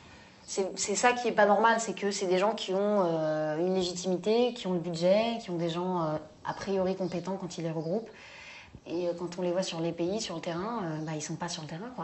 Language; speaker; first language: French; native; French